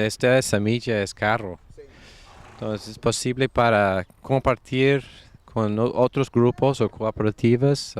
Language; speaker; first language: Spanish; non-native, fluent; English